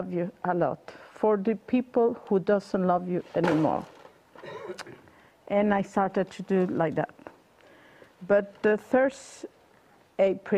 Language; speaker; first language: English; non-native, learner; Spanish